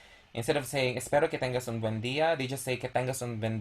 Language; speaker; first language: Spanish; non-native, fluent; Filipino